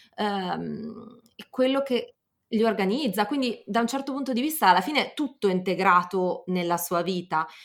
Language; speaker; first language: Italian; native; Italian